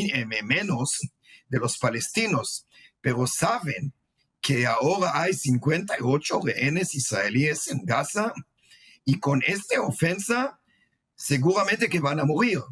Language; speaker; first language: Spanish; non-native, fluent; Hebrew